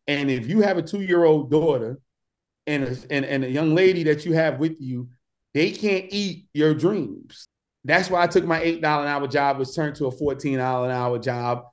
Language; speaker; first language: English; native; English